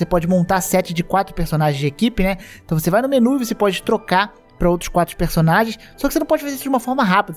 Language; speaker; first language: Portuguese; native; Portuguese